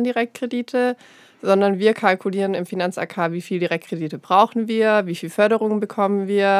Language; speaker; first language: German; native; German